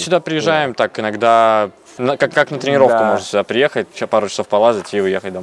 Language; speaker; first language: Russian; native; Russian